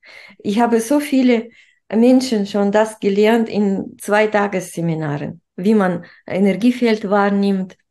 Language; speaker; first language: German; non-native, fluent; Russian